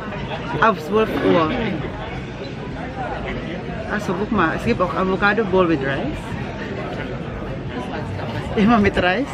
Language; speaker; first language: German; non-native, learner; Filipino